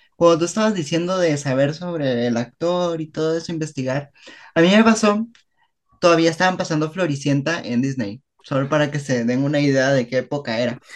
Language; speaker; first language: Spanish; native; Spanish